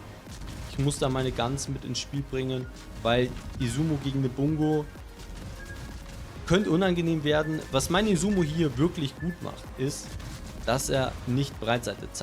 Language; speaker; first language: German; native; German